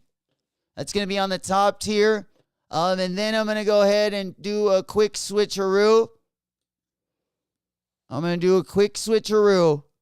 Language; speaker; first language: English; native; English